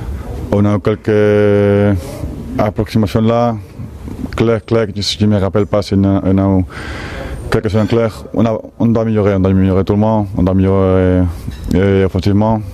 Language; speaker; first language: French; non-native, fluent; Spanish